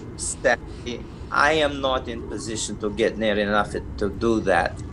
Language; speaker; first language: English; non-native, fluent; Russian